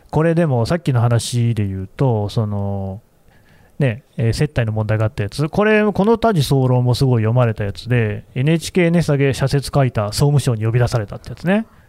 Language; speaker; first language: Japanese; native; Japanese